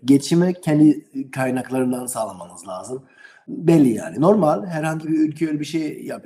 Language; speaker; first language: Turkish; non-native, learner; German